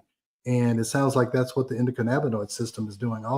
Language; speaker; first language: English; native; English